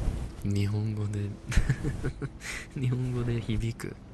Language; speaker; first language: Japanese; non-native, fluent; English